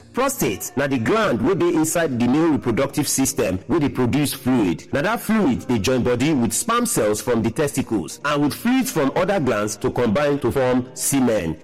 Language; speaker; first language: Nigerian Pidgin; non-native, local second language; Yoruba